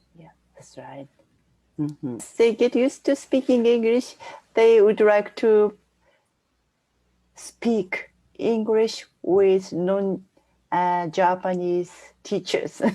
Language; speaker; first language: English; non-native, fluent; Japanese